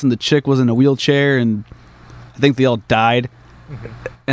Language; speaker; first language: English; early bilingual, other home language; Spanish